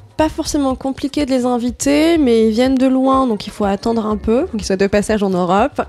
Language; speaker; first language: French; non-native, local second language; Arabic